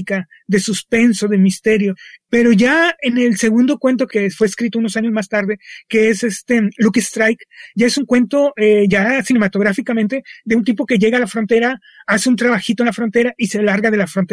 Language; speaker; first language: Spanish; native; Spanish